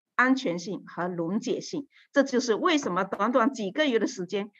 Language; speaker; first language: Chinese; native; Chinese